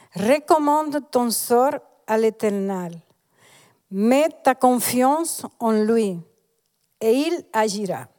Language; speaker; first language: French; non-native, fluent; Spanish